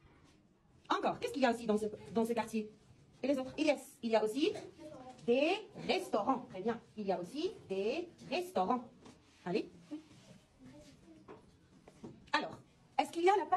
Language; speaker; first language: French; non-native, local second language; Arabic